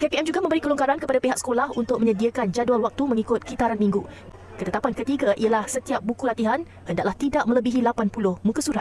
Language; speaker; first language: Malay; native; Malay